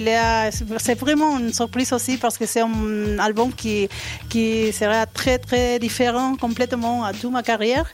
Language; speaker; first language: French; non-native, fluent; Spanish